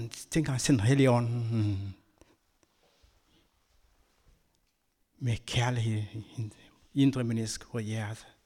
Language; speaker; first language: Danish; non-native, learner; Kabuverdianu